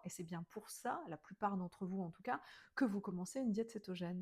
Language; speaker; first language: French; native; French